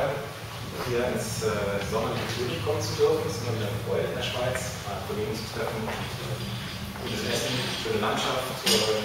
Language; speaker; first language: German; native; German